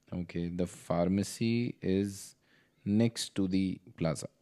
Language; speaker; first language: English; non-native, local second language; Hindi